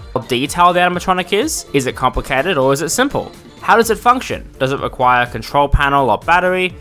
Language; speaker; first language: English; native; English